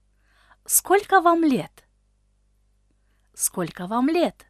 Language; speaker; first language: Russian; non-native, local second language; Tajik